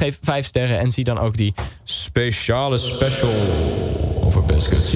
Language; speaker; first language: Dutch; native; Dutch